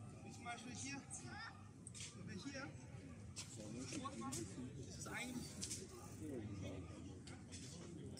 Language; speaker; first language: German; non-native, fluent; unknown